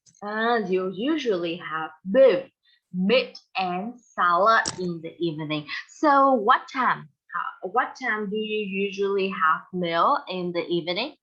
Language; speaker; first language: English; non-native, fluent; Vietnamese